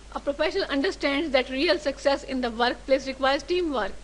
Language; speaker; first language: English; non-native, local second language; Urdu